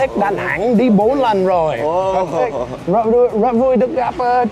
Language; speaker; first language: Vietnamese; non-native, fluent; English